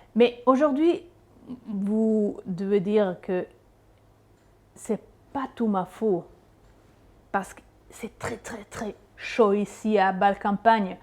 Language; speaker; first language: French; non-native, local second language; Swiss German